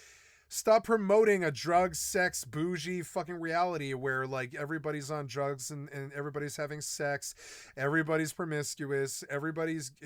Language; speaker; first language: English; native; English